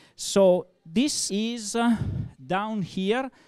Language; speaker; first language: English; non-native, fluent; Italian